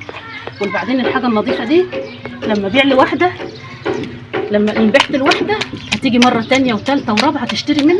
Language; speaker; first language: Arabic; native; Arabic